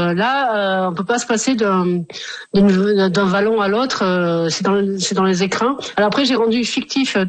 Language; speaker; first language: French; native; French